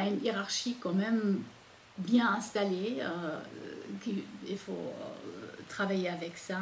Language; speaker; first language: French; non-native, fluent; German